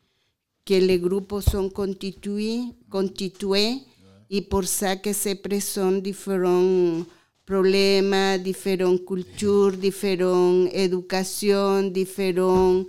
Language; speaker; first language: French; non-native, learner; Spanish